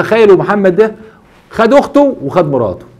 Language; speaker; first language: Arabic; native; Arabic